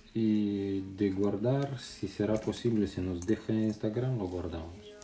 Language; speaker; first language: Spanish; non-native, fluent; Romanian